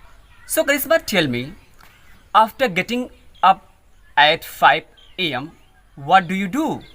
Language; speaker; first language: English; non-native, learner; Hindi